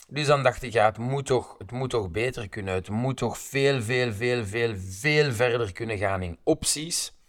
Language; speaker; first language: Dutch; native; Dutch